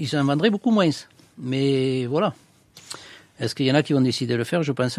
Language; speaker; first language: French; native; French